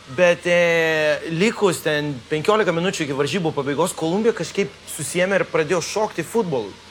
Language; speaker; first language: Lithuanian; early bilingual, heritage; Lithuanian